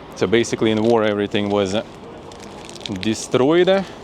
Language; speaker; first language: English; non-native, fluent; Russian